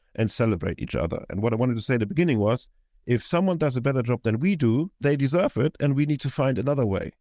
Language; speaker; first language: English; non-native, fluent; German